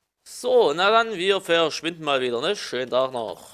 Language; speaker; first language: German; native; German